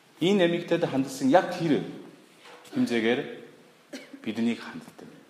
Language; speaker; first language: Mongolian; non-native, fluent; Korean